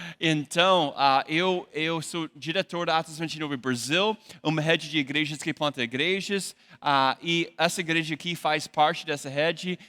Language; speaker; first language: Portuguese; non-native, fluent; English